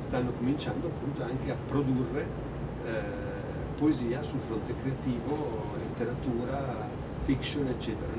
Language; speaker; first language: Italian; native; Italian